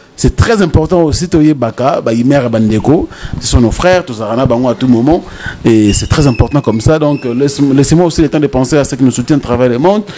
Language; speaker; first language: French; non-native, local second language; Lingala